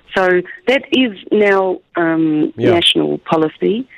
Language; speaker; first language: English; native; English